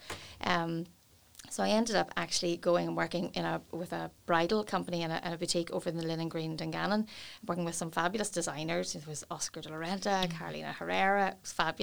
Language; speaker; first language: English; native; English